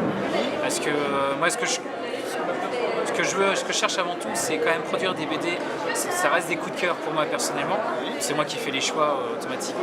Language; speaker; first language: French; native; French